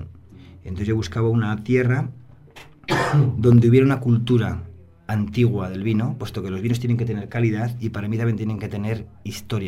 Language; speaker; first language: Spanish; native; Spanish